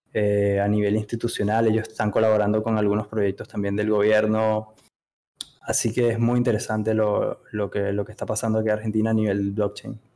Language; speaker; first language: Spanish; native; Spanish